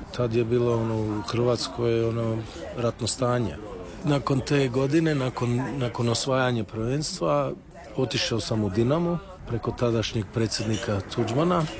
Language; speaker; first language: Croatian; early bilingual, heritage; Croatian